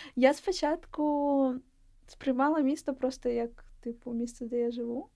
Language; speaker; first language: Ukrainian; non-native, local second language; Russian